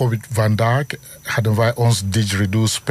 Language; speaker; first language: Dutch; non-native, fluent; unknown